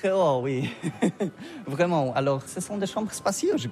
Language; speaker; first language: French; non-native, learner; Polish